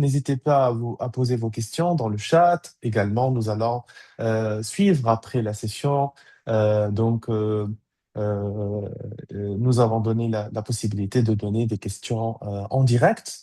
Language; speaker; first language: French; native; French